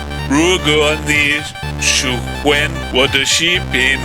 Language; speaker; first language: Chinese; non-native, learner; English